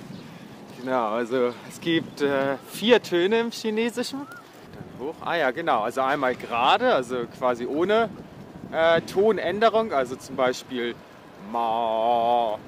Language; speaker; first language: German; native; German